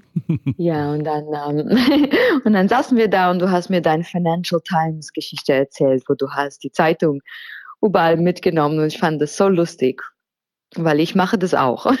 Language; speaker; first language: German; non-native, fluent; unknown